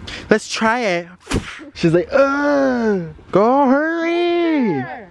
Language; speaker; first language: English; early bilingual, other home language; Spanish